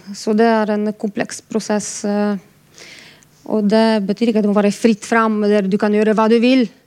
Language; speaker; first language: Norwegian; non-native, fluent; Polish